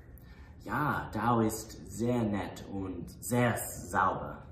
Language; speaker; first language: German; non-native, learner; English